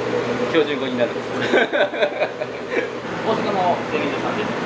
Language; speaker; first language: Japanese; native; Japanese